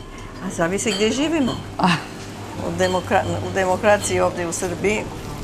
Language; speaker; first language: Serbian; early bilingual, heritage; Serbian